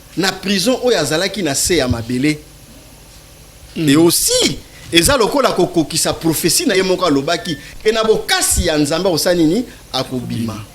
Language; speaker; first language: Lingala; non-native, local second language; Kituba (Democratic Republic of Congo)